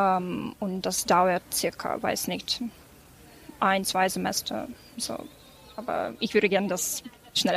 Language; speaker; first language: German; non-native, fluent; Ukrainian